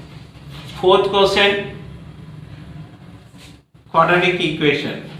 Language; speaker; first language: English; non-native, local second language; Telugu